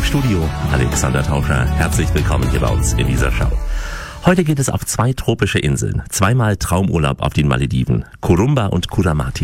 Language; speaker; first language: German; native; German